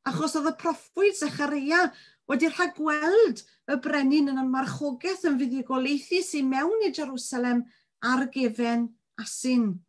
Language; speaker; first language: Welsh; native; Welsh